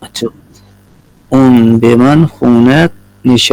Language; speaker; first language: Persian; non-native, learner; Urdu